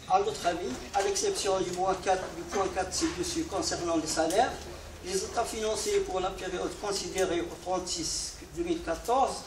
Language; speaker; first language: French; non-native, local second language; Arabic